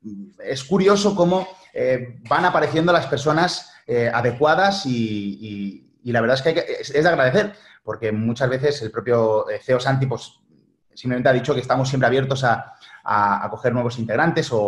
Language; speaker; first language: Spanish; native; Spanish